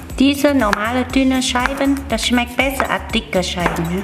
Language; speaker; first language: German; non-native, learner; Vietnamese